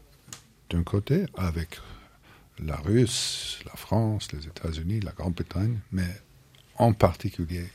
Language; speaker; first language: French; non-native, fluent; English